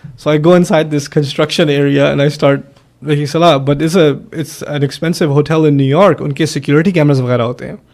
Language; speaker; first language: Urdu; early bilingual, heritage; German